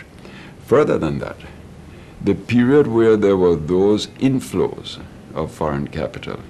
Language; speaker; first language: English; native; English